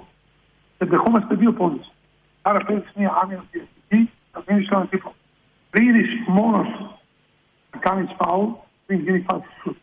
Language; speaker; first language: Greek; non-native, fluent; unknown